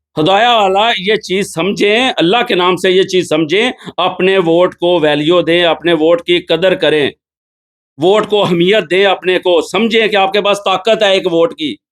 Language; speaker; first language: Urdu; non-native, local second language; Punjabi